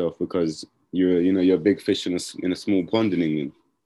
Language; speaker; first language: English; native; English